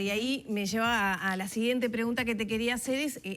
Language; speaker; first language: Spanish; native; Spanish